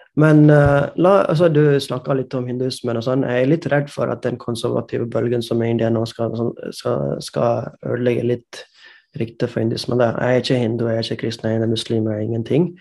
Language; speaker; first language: Norwegian; non-native, fluent; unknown